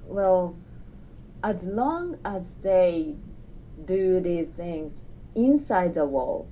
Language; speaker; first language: English; non-native, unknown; Japanese